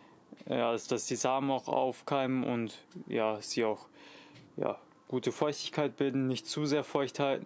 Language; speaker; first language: German; native; German